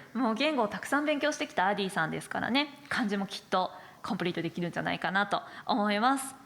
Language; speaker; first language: Japanese; native; Japanese